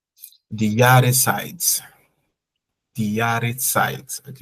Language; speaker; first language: German; non-native, fluent; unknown